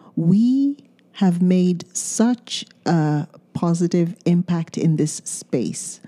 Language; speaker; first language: English; non-native, local second language; Yoruba